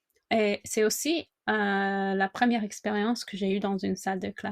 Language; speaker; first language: French; non-native, fluent; English